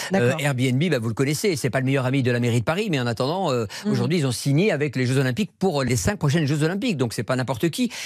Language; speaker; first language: French; native; French